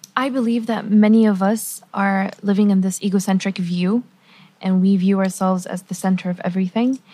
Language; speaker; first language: English; non-native, fluent; Arabic